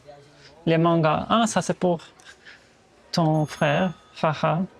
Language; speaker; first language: French; non-native, fluent; Portuguese